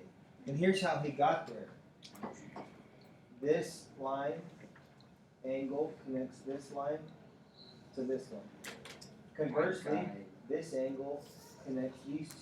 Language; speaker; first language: English; native; English